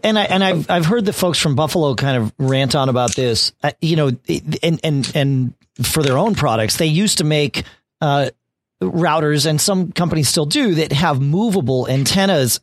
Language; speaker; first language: English; native; English